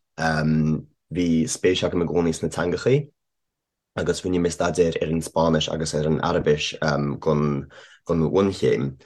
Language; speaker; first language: Irish; non-native, fluent; English